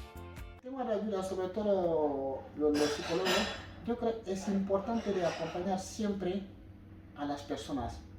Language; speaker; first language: Spanish; non-native, fluent; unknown